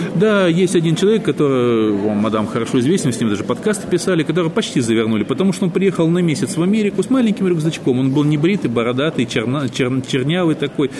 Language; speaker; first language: Russian; native; Russian